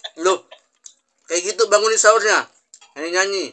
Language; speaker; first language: Indonesian; native; Indonesian